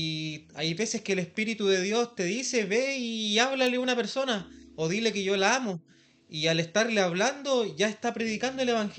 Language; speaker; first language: Spanish; native; Spanish